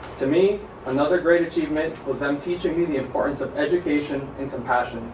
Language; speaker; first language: English; native; English